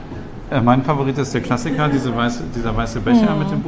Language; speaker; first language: German; native; German